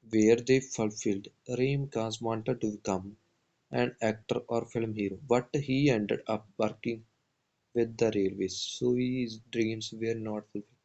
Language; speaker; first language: English; non-native, local second language; Punjabi